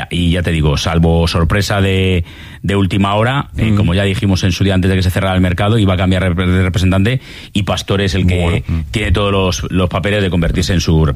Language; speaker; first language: Spanish; native; Spanish